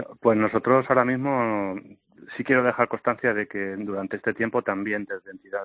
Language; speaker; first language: Spanish; native; Spanish